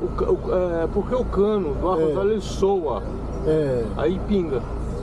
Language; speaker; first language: Portuguese; native; Portuguese